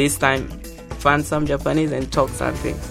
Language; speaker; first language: English; non-native, local second language; Portuguese